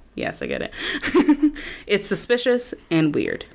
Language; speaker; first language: English; native; English